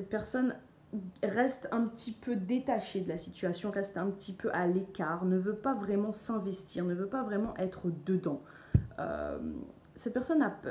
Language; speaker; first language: French; native; French